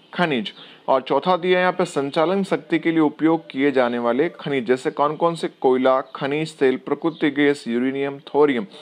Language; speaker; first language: Hindi; non-native, local second language; Gujarati